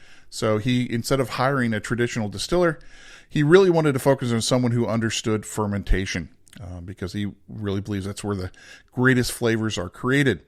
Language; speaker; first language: English; native; English